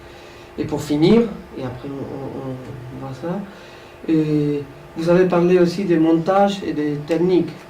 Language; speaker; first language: French; non-native, fluent; Spanish